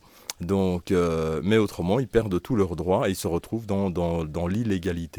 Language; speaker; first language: French; native; French